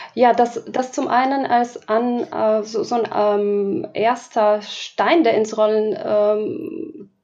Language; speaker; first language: German; non-native, fluent; Slovak